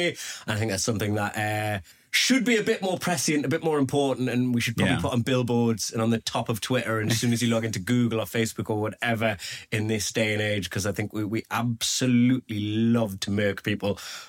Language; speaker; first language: English; native; English